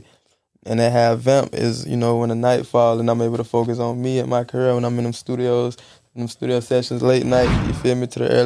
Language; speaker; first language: English; native; English